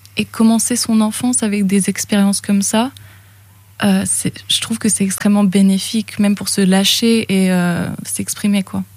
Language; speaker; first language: French; early bilingual, other home language; English